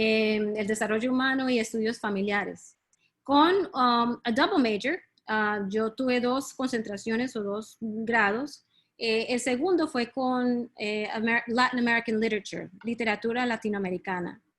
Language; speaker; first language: Spanish; early bilingual, heritage; Spanish